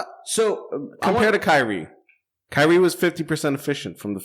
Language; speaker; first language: English; native; English